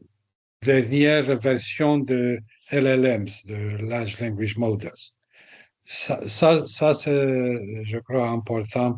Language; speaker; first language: French; non-native, fluent; Romanian